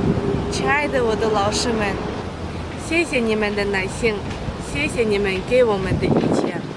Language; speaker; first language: Chinese; non-native, fluent; Kyrgyz